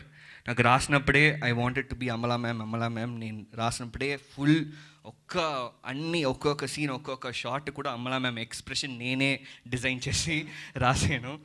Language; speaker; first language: Telugu; early bilingual, heritage; Telugu